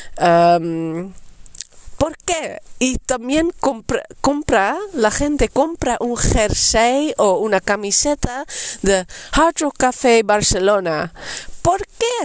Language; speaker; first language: Spanish; non-native, fluent; Dutch